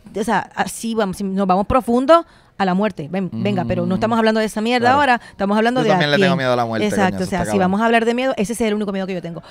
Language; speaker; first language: Spanish; native; Spanish